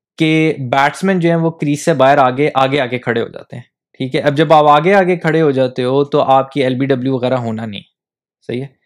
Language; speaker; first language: Urdu; native; Urdu